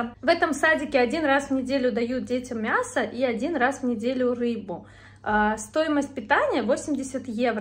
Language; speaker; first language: Russian; native; Russian